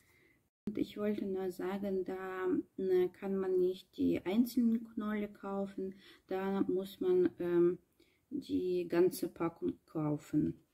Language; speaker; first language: German; non-native, learner; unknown